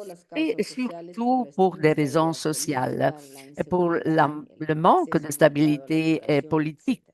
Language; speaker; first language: French; non-native, fluent; Spanish